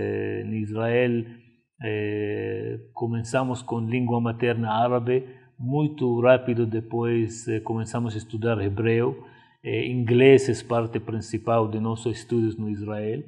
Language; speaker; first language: Portuguese; non-native, fluent; Arabic